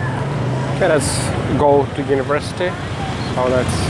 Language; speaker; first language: English; non-native, fluent; Russian